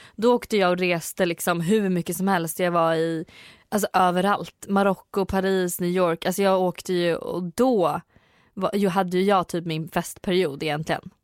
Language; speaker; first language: Swedish; native; Swedish